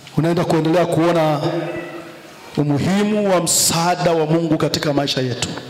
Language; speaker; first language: Swahili; native; Swahili